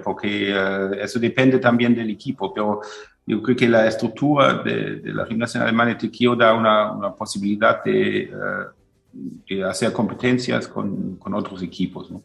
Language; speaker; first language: Spanish; non-native, fluent; German